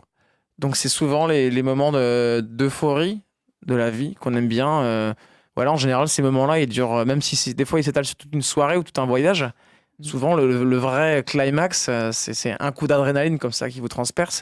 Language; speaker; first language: French; native; French